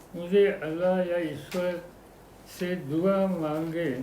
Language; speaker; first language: Hindi; non-native, local second language; Marathi